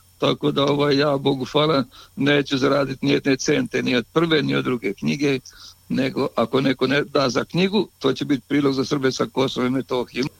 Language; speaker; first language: Serbian; native; Serbian